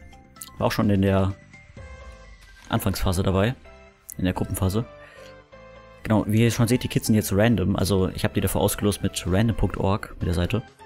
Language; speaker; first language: German; native; German